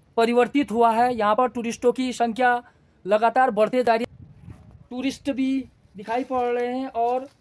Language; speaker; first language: Hindi; native; Hindi